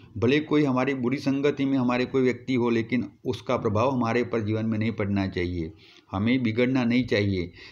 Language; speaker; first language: Hindi; non-native, local second language; Gujarati